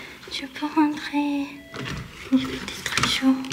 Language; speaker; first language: French; non-native, learner; Japanese